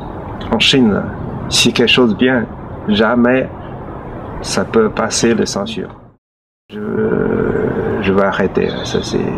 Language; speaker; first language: French; non-native, learner; Chinese